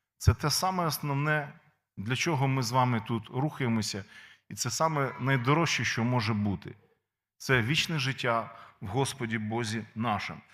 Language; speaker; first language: Ukrainian; non-native, local second language; Russian